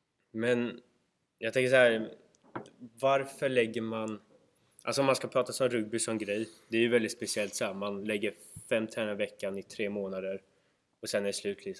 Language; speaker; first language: Swedish; native; Swedish